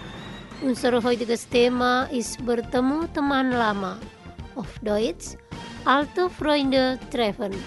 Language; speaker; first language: German; non-native, learner; Indonesian